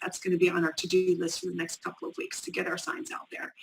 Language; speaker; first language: English; native; English